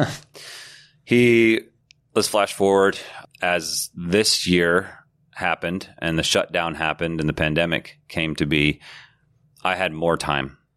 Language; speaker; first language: English; native; English